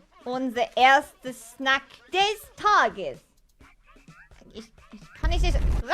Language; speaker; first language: German; non-native, learner; English